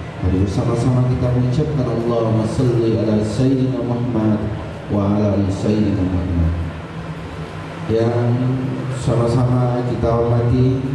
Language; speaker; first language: Indonesian; native; Indonesian